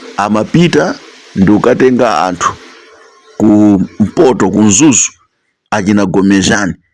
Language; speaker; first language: Nyanja; native; Nyanja